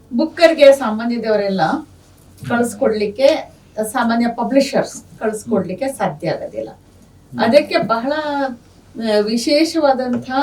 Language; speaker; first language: Kannada; non-native, local second language; Urdu